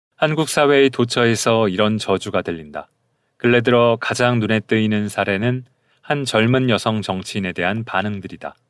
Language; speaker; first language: Korean; native; Korean